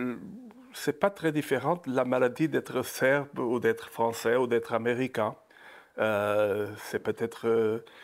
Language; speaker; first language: French; non-native, fluent; Portuguese